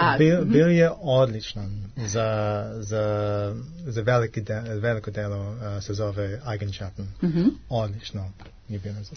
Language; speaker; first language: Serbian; non-native, learner; English